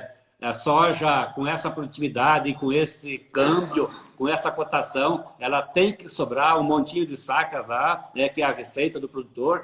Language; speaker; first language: Portuguese; native; Portuguese